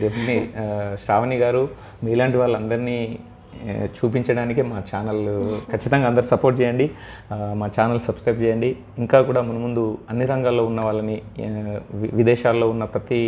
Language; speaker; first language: Telugu; native; Telugu